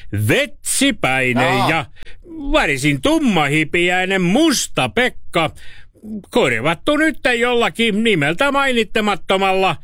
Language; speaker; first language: Finnish; native; Finnish